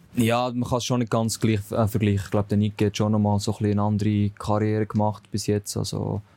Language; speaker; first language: German; native; German